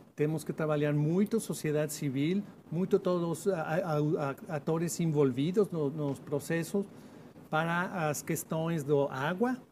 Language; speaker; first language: Portuguese; non-native, learner; Spanish